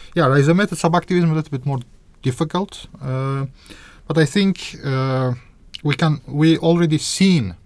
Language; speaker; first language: English; non-native, fluent; Azerbaijani